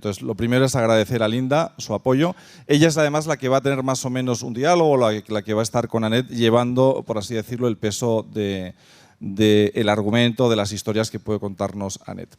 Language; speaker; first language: Spanish; native; Spanish